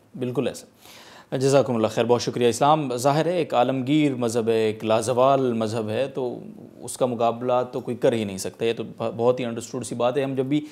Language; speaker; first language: Urdu; native; Urdu